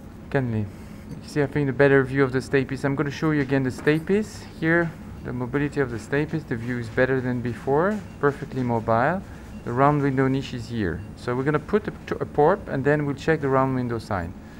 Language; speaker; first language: English; non-native, fluent; French